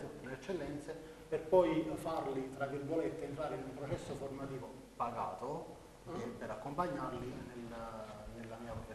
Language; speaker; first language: Italian; native; Italian